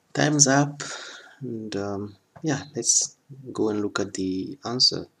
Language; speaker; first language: English; non-native, fluent; French